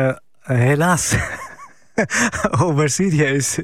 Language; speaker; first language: Dutch; non-native, fluent; Arabic